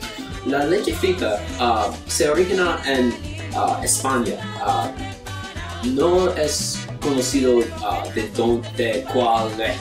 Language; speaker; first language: Spanish; non-native, learner; English